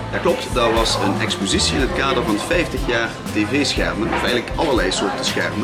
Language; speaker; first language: Dutch; native; Dutch